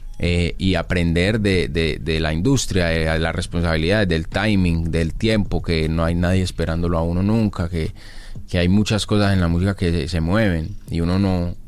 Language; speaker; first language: Spanish; native; Spanish